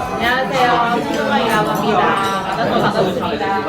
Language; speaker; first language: Korean; non-native, fluent; Chinese